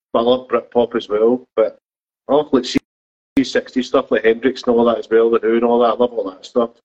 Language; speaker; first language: English; native; English